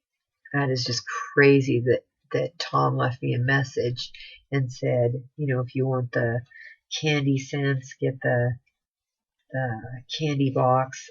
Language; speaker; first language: English; native; English